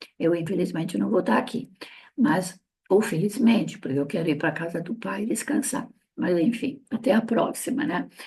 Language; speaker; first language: Portuguese; early bilingual, other home language; Italian